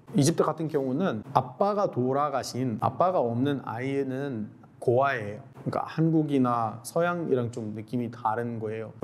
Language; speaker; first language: Korean; non-native, fluent; Arabic